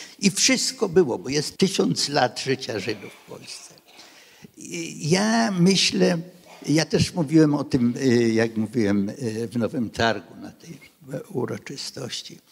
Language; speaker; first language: Polish; early bilingual, heritage; Polish